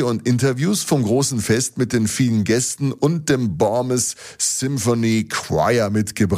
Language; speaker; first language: German; native; German